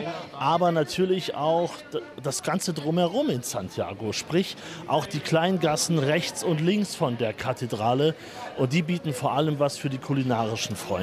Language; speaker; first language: German; native; German